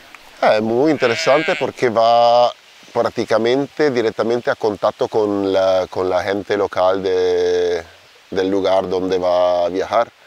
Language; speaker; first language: Spanish; non-native, learner; Italian